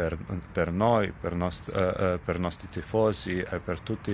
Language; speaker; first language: Italian; non-native, fluent; Serbian